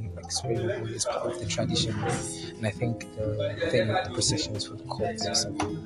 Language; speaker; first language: English; non-native, local second language; Yoruba